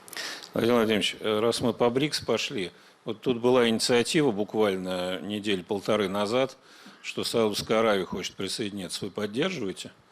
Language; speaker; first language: Russian; native; Russian